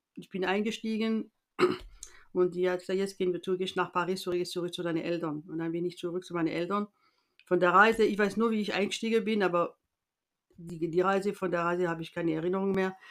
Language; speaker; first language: German; non-native, fluent; French